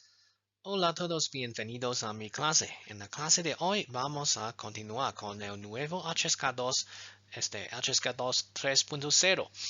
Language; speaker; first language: Spanish; non-native, fluent; Chinese